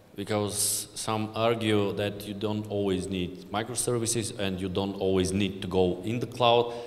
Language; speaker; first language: English; non-native, fluent; Bulgarian